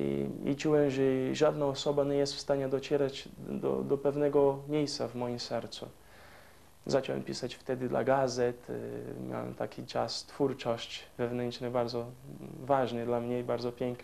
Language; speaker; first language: Polish; non-native, fluent; Portuguese